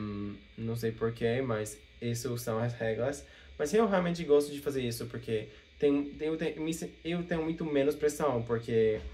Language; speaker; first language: Portuguese; non-native, fluent; English